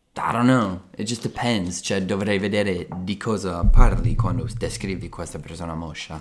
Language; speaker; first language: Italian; non-native, fluent; English